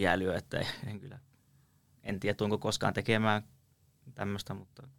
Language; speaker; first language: Finnish; native; Finnish